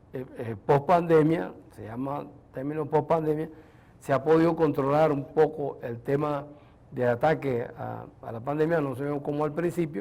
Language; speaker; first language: Spanish; native; Spanish